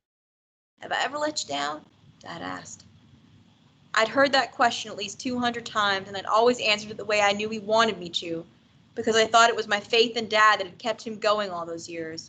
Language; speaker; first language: English; native; English